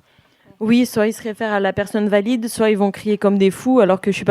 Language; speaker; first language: French; native; French